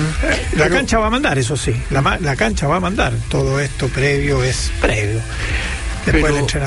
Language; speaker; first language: Spanish; native; Spanish